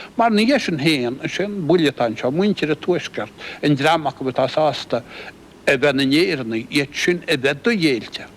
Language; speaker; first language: Irish; native; Irish